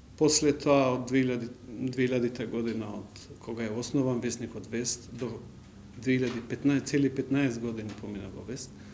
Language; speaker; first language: Macedonian; non-native, local second language; Albanian